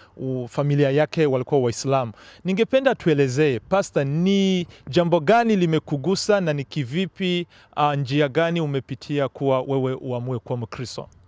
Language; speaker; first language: Swahili; non-native, local second language; Kinyarwanda